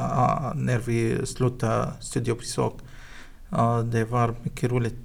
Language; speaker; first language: Swedish; non-native, learner; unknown